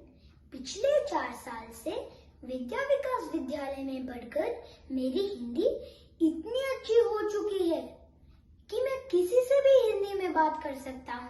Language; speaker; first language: Hindi; early bilingual, heritage; Hindi